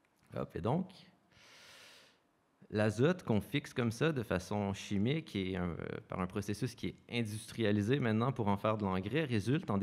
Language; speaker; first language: French; native; French